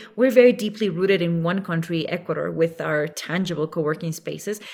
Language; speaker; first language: English; non-native, fluent; Spanish